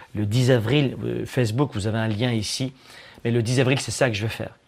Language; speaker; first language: French; native; French